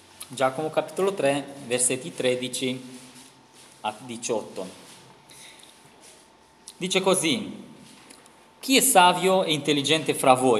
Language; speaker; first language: Italian; non-native, fluent; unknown